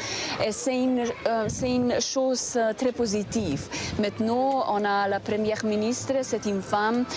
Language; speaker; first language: French; non-native, fluent; Slovenian